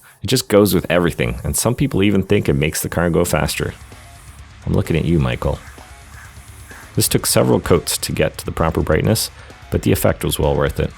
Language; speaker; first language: English; native; English